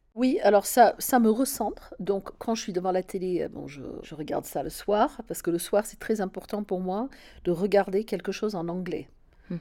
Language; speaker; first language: French; non-native, fluent; English